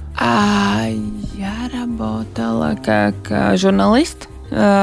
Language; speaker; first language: Russian; non-native, local second language; Latvian